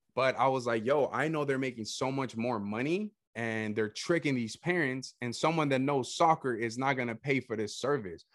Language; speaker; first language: English; early bilingual, other home language; Spanish